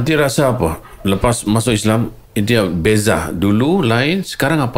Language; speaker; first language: Malay; native; Malay